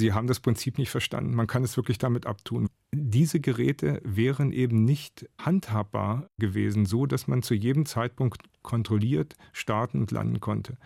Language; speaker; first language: German; native; German